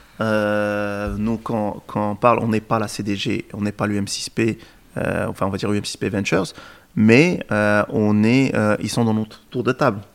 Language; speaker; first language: French; non-native, local second language; Arabic